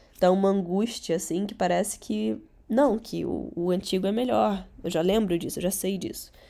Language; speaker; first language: Portuguese; early bilingual, other home language; Catalan